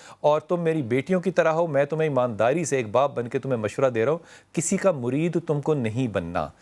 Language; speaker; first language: Urdu; native; Urdu